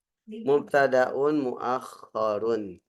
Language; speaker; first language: Arabic; non-native, fluent; Indonesian